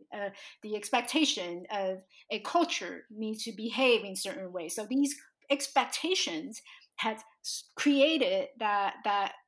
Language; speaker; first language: English; early bilingual, other home language; Chinese